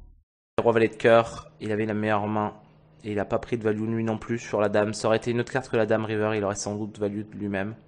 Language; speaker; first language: French; native; French